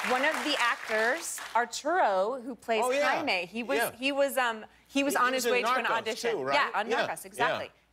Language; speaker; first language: English; native; English